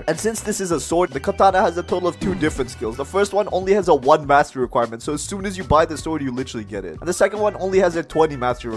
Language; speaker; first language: English; native; English